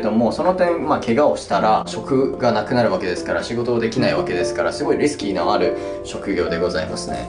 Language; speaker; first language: Japanese; native; Japanese